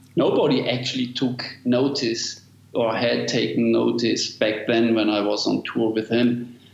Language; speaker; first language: English; non-native, fluent; German